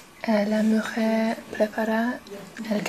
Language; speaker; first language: Spanish; non-native, learner; English